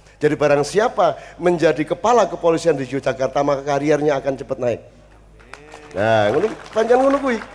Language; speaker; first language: Indonesian; non-native, local second language; Javanese